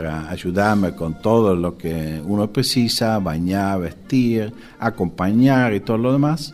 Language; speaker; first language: Spanish; non-native, fluent; Dutch